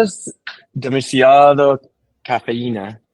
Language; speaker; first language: Spanish; non-native, learner; English